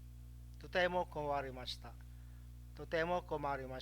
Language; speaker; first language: Japanese; non-native, fluent; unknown